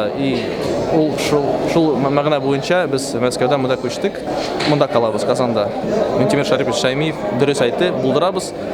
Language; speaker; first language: Tatar; non-native, local second language; Russian